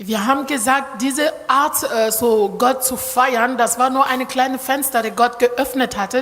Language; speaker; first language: German; non-native, learner; Lingala